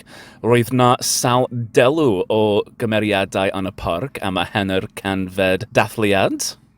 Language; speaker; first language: Welsh; non-native, learner; English